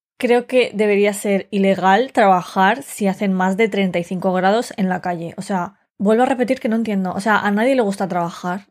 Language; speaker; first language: Spanish; early bilingual, other home language; Romanian